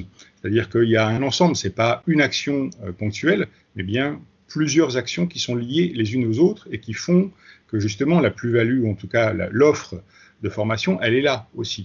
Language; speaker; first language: French; native; French